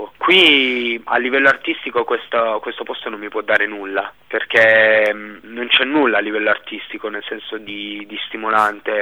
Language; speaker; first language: Italian; native; Italian